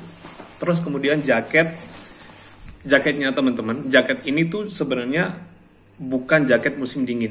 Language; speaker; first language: Indonesian; non-native, local second language; Javanese